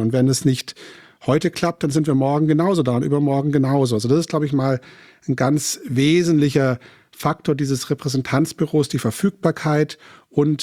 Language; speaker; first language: German; native; German